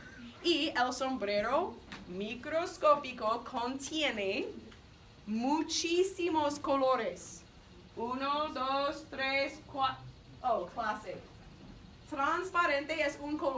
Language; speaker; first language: Spanish; non-native, fluent; English